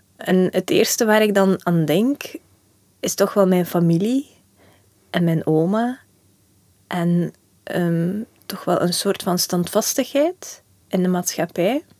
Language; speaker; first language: Dutch; early bilingual, other home language; Russian